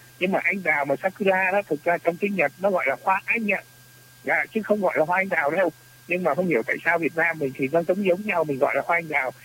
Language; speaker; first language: Vietnamese; native; Vietnamese